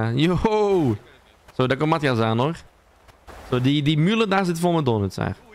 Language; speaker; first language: Dutch; native; Dutch